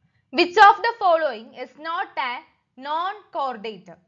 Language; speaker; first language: English; non-native, local second language; Malayalam